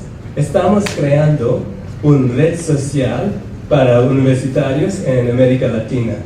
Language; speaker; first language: Spanish; non-native, fluent; English